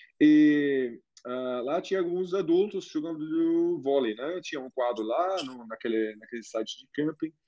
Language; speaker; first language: Portuguese; non-native, fluent; German